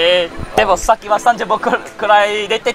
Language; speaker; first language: Japanese; non-native, learner; Malay